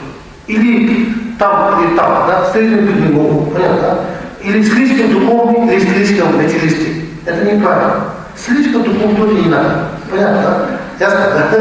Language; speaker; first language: Russian; non-native, learner; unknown